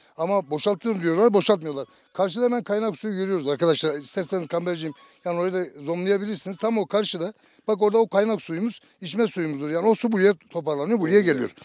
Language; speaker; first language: Turkish; native; Turkish